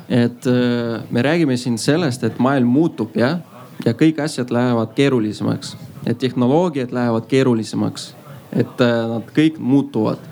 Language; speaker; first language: Estonian; non-native, local second language; Russian